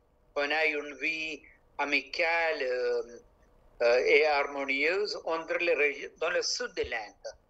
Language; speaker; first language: French; non-native, local second language; Malayalam